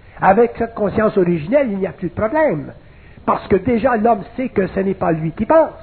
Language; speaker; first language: French; native; French